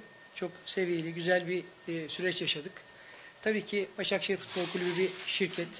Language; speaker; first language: Turkish; native; Turkish